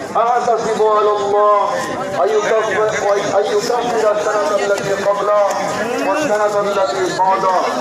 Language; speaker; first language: Arabic; non-native, fluent; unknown